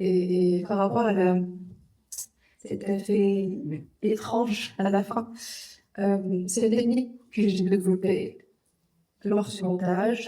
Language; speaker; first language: French; non-native, fluent; Vietnamese